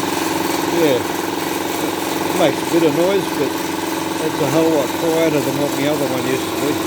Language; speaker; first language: English; native; English